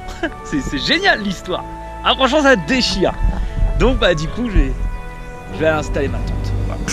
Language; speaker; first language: French; native; French